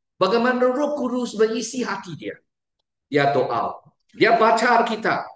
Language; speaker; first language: Malay; non-native, local second language; Chinese